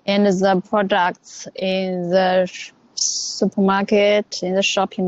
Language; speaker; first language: English; non-native, learner; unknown